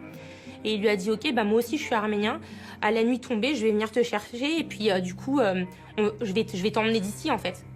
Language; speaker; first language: French; early bilingual, other home language; Armenian